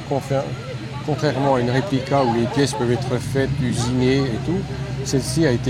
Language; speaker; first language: French; native; French